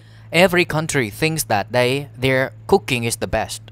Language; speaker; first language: English; non-native, fluent; Vietnamese